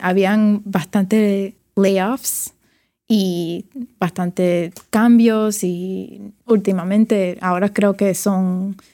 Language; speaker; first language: Spanish; early bilingual, other home language; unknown